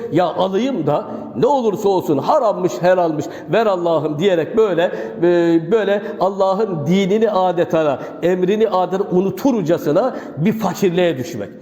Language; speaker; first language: Turkish; native; Turkish